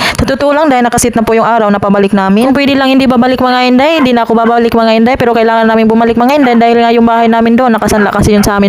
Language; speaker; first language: Filipino; non-native, local second language; Cebuano